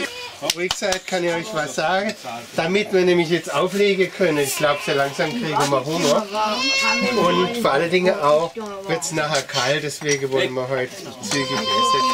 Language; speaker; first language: German; native; German